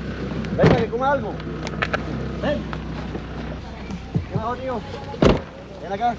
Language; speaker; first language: Spanish; native; Spanish